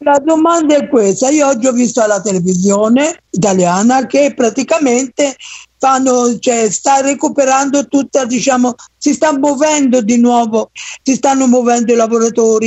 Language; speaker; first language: Italian; non-native, fluent; Portuguese